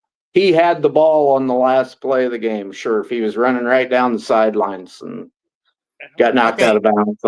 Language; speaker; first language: English; native; English